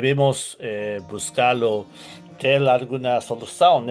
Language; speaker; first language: Portuguese; non-native, learner; Japanese